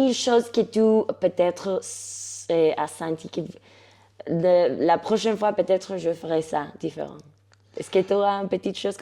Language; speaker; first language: French; non-native, fluent; Spanish